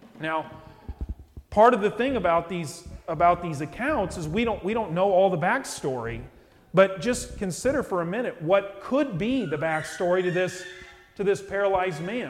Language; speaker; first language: English; native; English